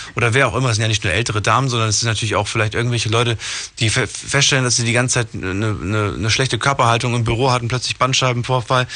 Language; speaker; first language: German; native; German